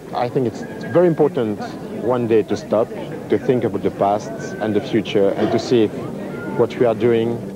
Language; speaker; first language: English; non-native, fluent; French